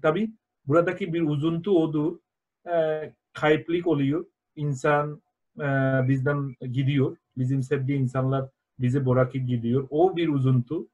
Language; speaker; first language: Turkish; non-native, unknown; Bangla